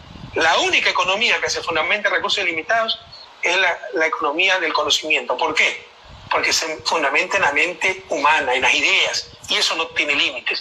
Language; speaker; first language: Spanish; native; Spanish